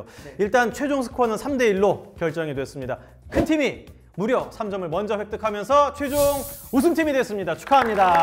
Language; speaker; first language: Korean; native; Korean